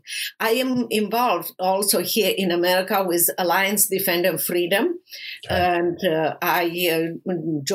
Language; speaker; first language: English; non-native, fluent; Romanian